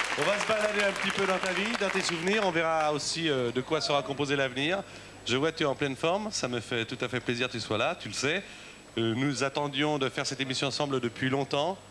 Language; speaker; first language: French; native; French